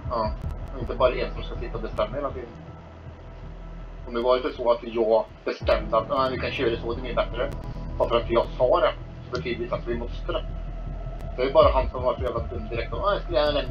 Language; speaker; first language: Swedish; native; Swedish